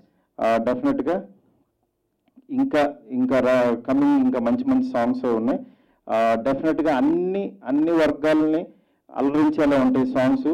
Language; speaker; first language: Telugu; native; Telugu